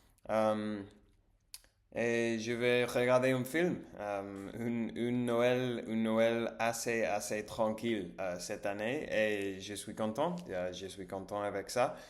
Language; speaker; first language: French; non-native, learner; English